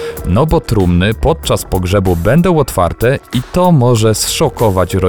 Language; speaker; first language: Polish; native; Polish